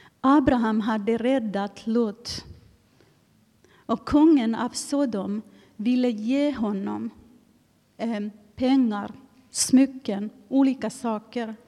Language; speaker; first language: Swedish; non-native, fluent; Finnish